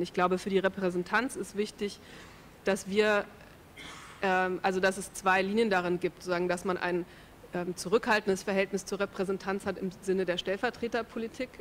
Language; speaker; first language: German; native; German